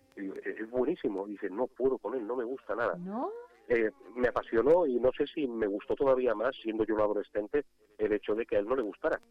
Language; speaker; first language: Spanish; native; Spanish